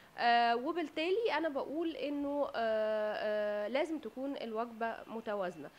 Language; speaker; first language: Arabic; native; Arabic